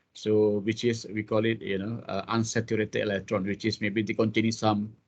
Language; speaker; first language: English; non-native, local second language; Malay